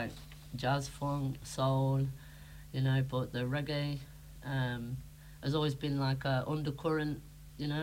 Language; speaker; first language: English; native; English